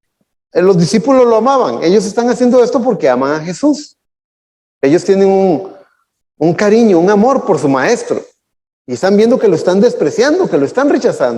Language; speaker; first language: Spanish; native; Spanish